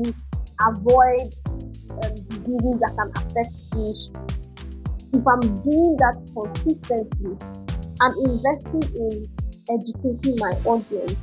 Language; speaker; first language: English; non-native, local second language; Igbo